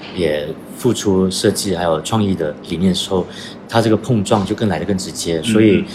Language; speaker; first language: Chinese; native; Chinese